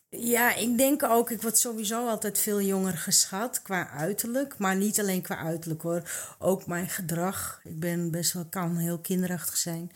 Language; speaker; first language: Dutch; early bilingual, other home language; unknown